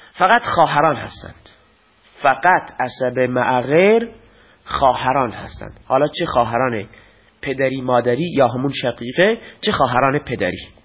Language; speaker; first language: Persian; non-native, local second language; Baluchi